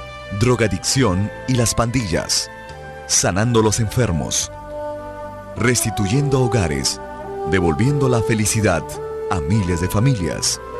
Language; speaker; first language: Spanish; native; Spanish